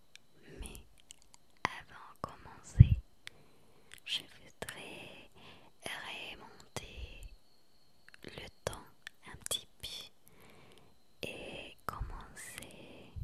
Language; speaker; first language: French; non-native, fluent; Spanish